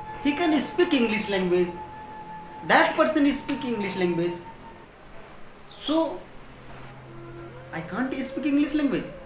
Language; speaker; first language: English; non-native, learner; Hindi